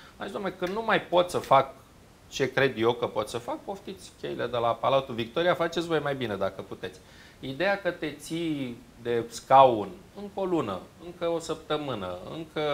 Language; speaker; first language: Romanian; native; Romanian